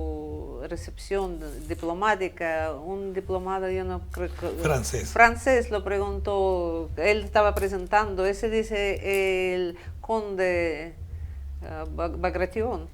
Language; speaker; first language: Spanish; non-native, fluent; Russian